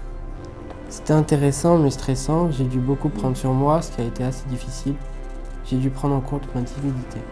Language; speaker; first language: French; native; French